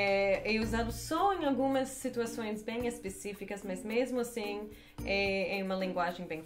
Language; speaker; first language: Portuguese; non-native, fluent; English